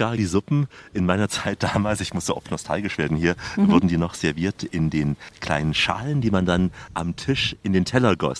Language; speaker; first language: German; native; German